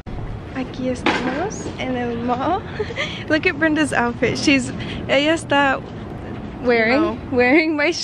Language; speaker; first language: Spanish; early bilingual, heritage; Spanish